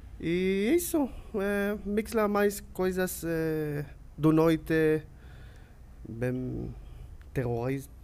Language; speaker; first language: Portuguese; non-native, learner; Hebrew